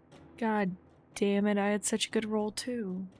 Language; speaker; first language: English; native; English